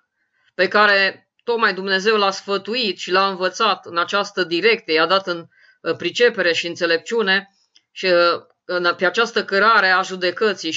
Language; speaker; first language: Romanian; native; Romanian